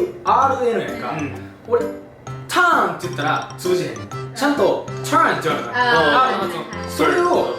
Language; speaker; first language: Japanese; native; Japanese